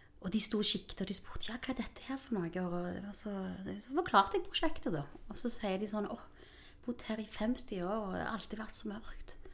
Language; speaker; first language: Norwegian; early bilingual, other home language; Spanish